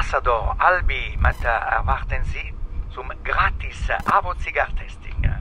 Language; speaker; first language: German; non-native, fluent; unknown